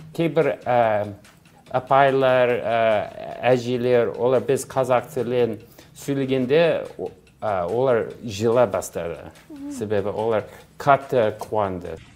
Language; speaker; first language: Kazakh; non-native, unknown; English